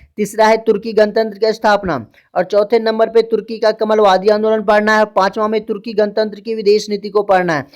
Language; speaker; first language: Hindi; native; Hindi